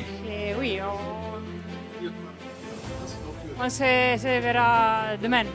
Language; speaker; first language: French; non-native, learner; Italian